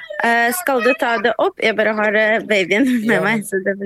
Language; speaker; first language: Norwegian; non-native, fluent; Ukrainian